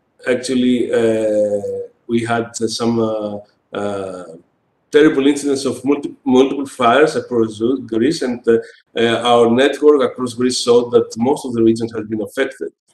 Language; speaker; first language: English; non-native, fluent; Greek